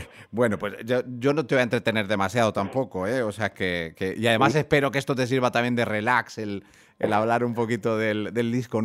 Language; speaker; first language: Spanish; native; Spanish